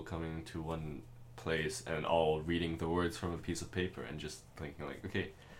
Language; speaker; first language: English; non-native, local second language; German